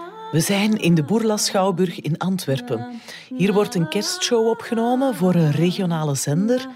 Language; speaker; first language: Dutch; native; Dutch